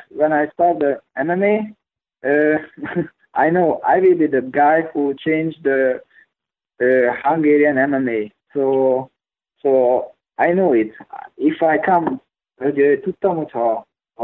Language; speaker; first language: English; non-native, learner; Hungarian